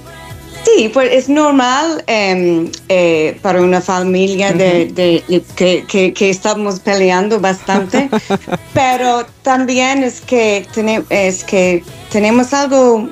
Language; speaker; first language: Spanish; non-native, learner; English